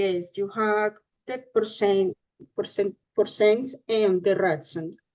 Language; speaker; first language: English; non-native, learner; Spanish